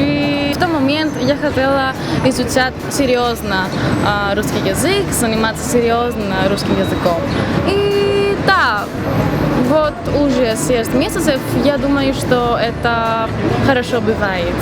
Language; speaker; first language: Russian; non-native, fluent; Greek